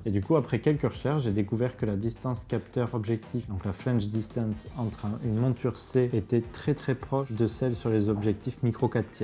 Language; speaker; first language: French; native; French